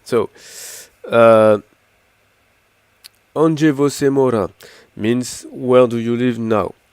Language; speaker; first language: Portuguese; non-native, learner; French